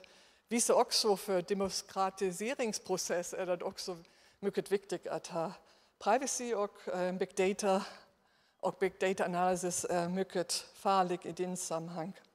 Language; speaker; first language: Danish; non-native, learner; German